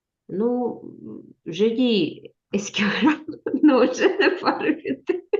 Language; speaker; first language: French; non-native, learner; Ukrainian